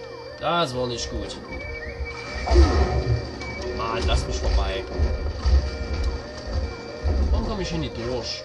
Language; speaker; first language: German; native; German